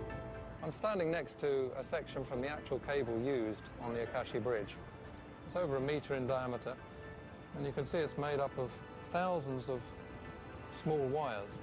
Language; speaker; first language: English; native; English